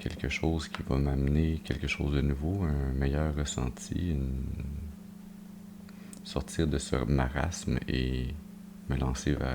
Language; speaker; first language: French; native; French